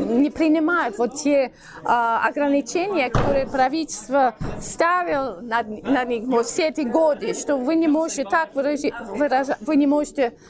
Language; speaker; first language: Russian; non-native, fluent; English